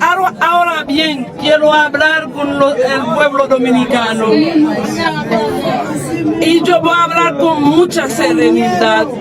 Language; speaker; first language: Spanish; non-native, fluent; Haitian Creole